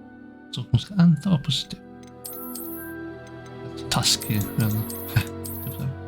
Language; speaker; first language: Swedish; non-native, learner; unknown